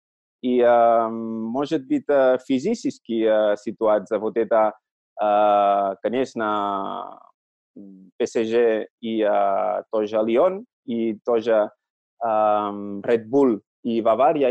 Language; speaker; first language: Russian; non-native, learner; Catalan